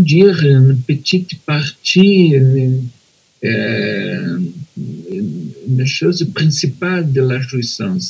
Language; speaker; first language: French; non-native, fluent; Portuguese